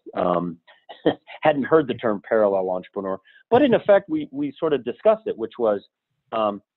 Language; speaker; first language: English; native; English